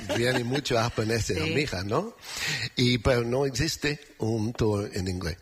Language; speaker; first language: Spanish; non-native, learner; English